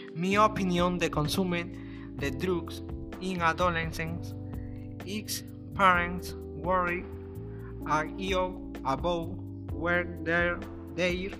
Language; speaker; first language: English; non-native, learner; Spanish